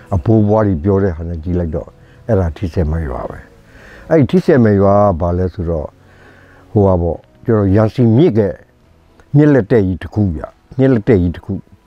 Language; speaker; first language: Burmese; non-native, local second language; S'gaw Karen